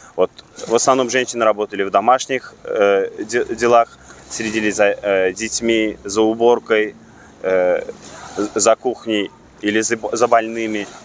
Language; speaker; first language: Russian; non-native, local second language; Turkmen